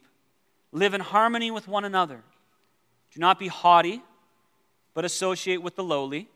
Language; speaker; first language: English; native; English